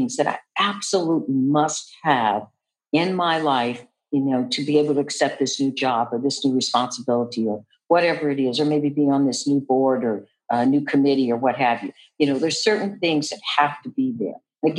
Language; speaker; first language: English; native; English